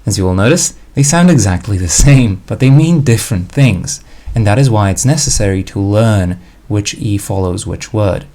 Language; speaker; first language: English; non-native, fluent; Slovak